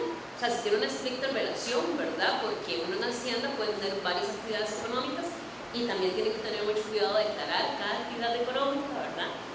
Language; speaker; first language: Spanish; native; Spanish